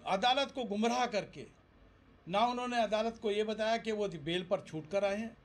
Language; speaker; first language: Hindi; native; Hindi